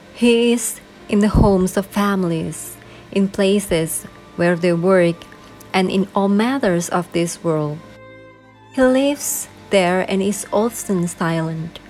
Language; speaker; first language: English; non-native, fluent; Indonesian